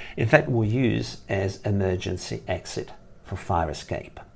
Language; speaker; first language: English; non-native, fluent; Italian